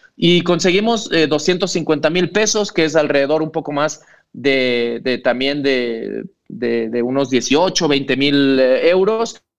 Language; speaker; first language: Spanish; non-native, local second language; Catalan